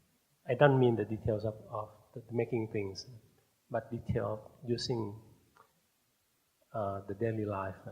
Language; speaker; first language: English; non-native, fluent; Thai